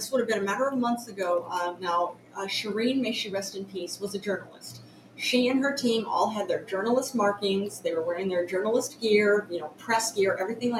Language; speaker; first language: English; native; English